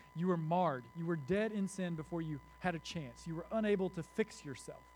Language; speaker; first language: English; native; English